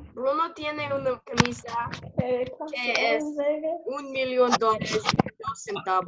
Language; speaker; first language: Spanish; non-native, learner; English